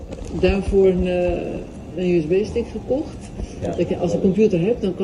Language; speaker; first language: Dutch; non-native, fluent; Russian